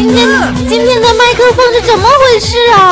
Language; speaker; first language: Chinese; native; Chinese